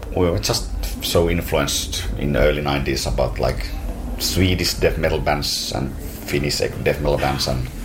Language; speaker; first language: English; non-native, fluent; Finnish